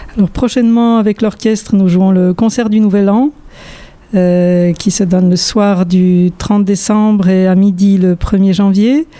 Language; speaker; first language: French; non-native, fluent; Polish